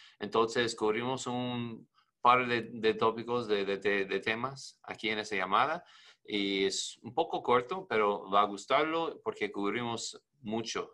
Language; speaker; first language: Spanish; non-native, learner; English